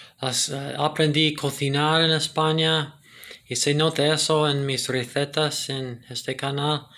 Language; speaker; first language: Spanish; non-native, fluent; English